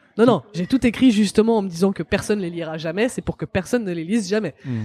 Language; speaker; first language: French; native; French